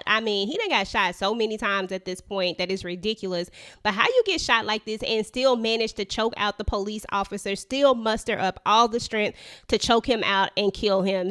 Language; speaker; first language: English; native; English